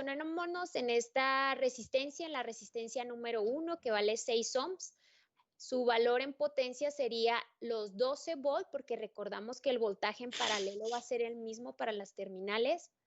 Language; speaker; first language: Spanish; native; Spanish